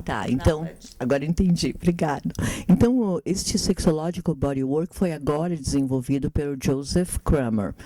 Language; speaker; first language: Portuguese; non-native, fluent; Spanish